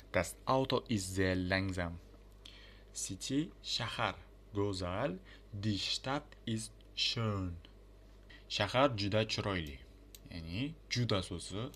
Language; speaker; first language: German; non-native, fluent; Uzbek